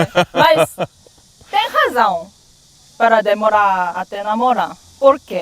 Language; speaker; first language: Portuguese; non-native, fluent; Korean